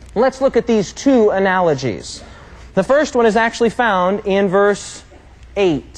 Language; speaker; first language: English; native; English